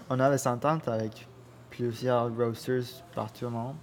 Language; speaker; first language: French; non-native, learner; Spanish